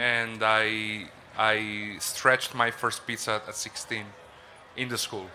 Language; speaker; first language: English; non-native, fluent; Italian